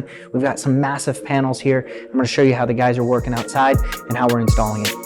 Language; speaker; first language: English; native; English